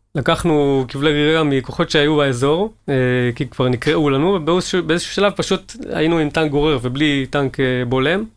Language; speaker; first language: Hebrew; native; Hebrew